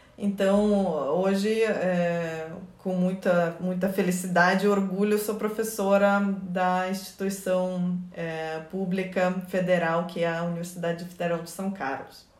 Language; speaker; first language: Portuguese; non-native, fluent; Russian